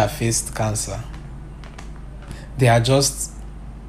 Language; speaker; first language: English; non-native, local second language; Igbo